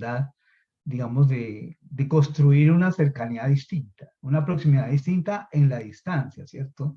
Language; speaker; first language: Spanish; native; Spanish